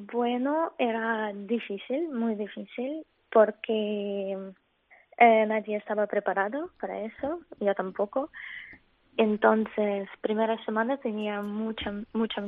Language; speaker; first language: Spanish; non-native, fluent; Ukrainian